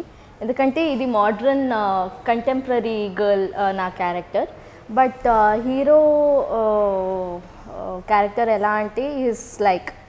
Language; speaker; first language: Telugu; non-native, learner; Kannada